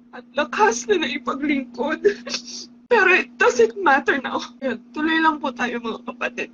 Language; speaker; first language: Filipino; native; Filipino